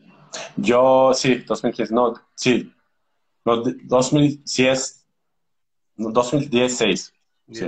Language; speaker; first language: Spanish; non-native, learner; Turkish